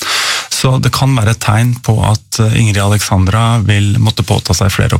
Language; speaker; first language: Norwegian; native; Norwegian